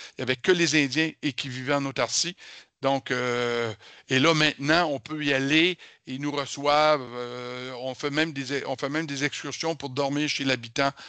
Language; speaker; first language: French; native; French